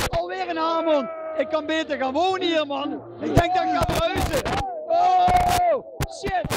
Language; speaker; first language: Dutch; native; Dutch